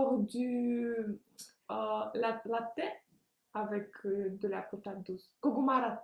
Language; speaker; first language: French; non-native, fluent; Russian